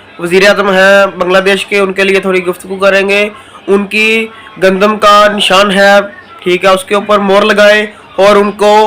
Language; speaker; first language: Hindi; non-native, learner; Bangla